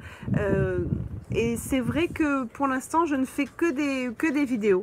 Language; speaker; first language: French; native; French